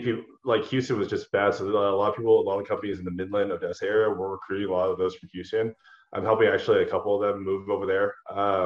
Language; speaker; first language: English; native; English